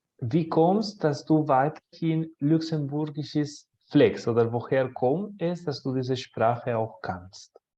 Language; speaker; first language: German; non-native, fluent; Catalan